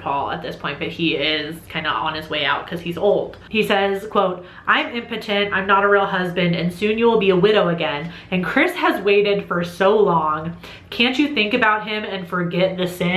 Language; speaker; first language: English; native; English